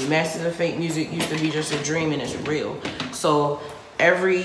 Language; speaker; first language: English; native; English